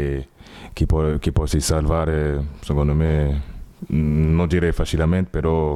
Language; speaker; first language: Italian; non-native, learner; French